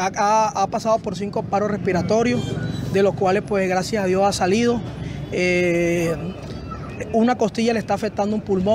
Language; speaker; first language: Spanish; native; Spanish